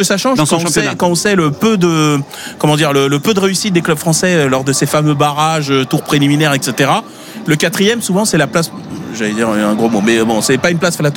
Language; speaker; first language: French; native; French